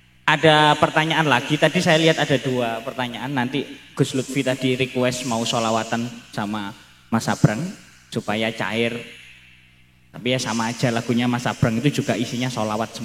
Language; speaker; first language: Indonesian; non-native, local second language; Javanese